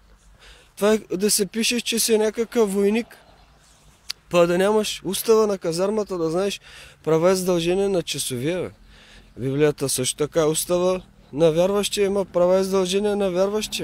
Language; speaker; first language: Bulgarian; native; Bulgarian